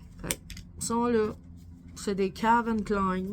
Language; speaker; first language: French; native; French